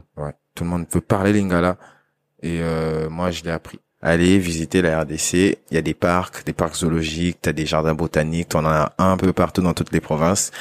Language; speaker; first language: French; non-native, local second language; Lingala